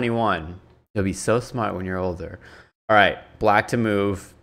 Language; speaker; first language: English; native; English